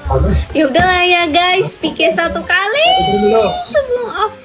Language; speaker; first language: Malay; non-native, learner; Vietnamese